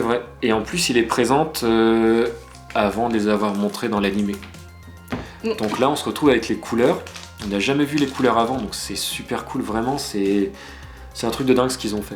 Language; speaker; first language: French; native; French